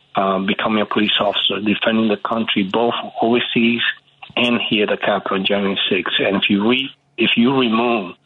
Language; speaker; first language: English; early bilingual, other home language; Spanish